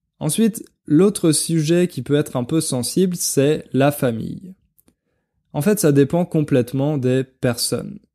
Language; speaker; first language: French; native; French